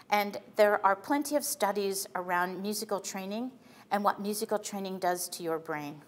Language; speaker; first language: English; native; English